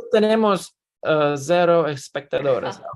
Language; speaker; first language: Spanish; non-native, learner; Russian